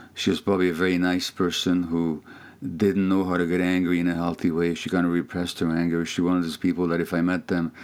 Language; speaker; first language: English; non-native, fluent; Hungarian